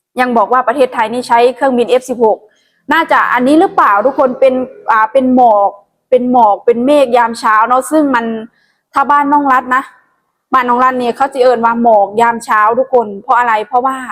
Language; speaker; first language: Thai; non-native, local second language; Northeastern Thai